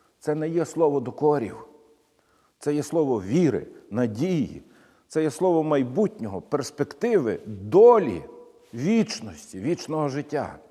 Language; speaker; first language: Ukrainian; native; Ukrainian